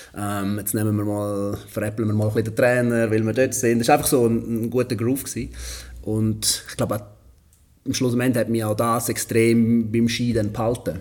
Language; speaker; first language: German; native; German